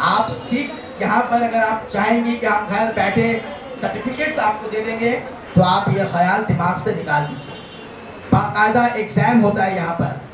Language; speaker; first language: Hindi; non-native, local second language; Urdu